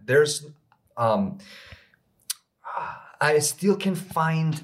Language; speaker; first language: English; non-native, learner; Korean